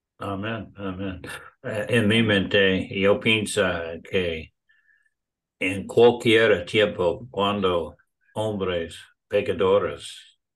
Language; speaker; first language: Spanish; non-native, learner; English